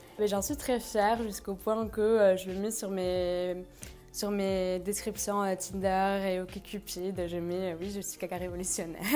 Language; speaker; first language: French; non-native, fluent; Spanish